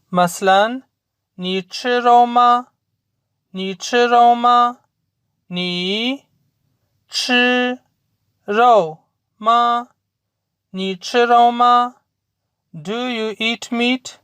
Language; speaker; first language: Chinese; non-native, fluent; Urdu